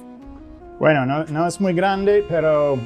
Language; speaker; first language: Spanish; non-native, fluent; English